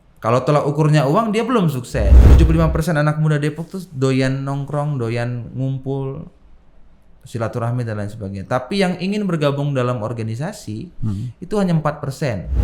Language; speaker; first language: Indonesian; native; Indonesian